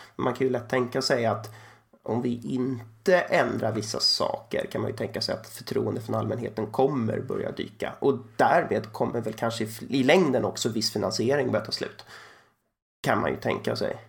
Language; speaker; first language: Swedish; native; Swedish